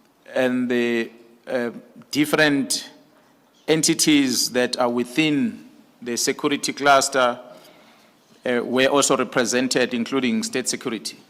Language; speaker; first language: English; non-native, local second language; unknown